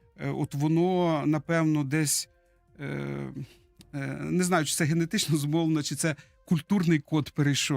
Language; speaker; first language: Ukrainian; native; Ukrainian